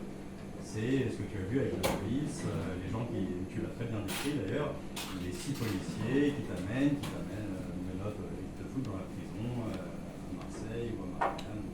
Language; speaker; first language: French; native; French